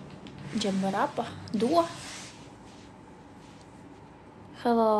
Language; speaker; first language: Indonesian; non-native, learner; Russian